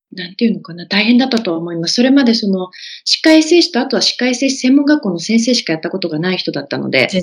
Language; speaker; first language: Japanese; native; Japanese